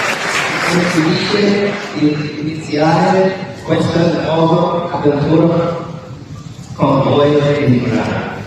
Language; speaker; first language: Italian; non-native, learner; English